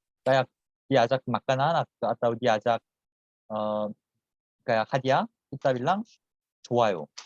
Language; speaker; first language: Indonesian; non-native, fluent; Korean